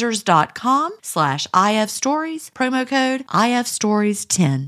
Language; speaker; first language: English; native; English